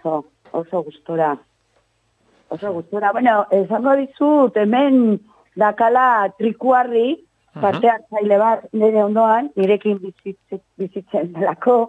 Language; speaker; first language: Basque; non-native, local second language; Spanish